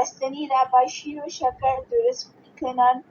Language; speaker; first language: Persian; non-native, learner; Urdu